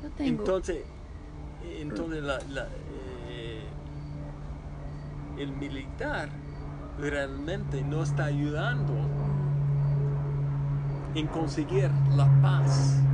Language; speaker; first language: Spanish; non-native, fluent; English